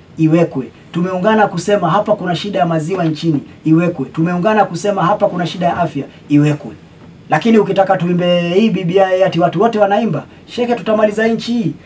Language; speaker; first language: Swahili; native; Swahili